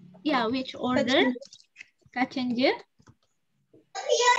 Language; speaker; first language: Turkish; non-native, learner; Indonesian